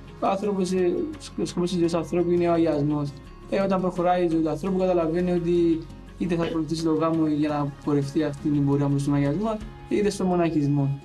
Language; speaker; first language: Greek; non-native, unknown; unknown